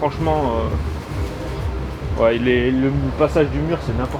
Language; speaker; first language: French; native; French